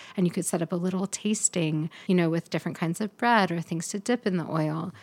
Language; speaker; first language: English; native; English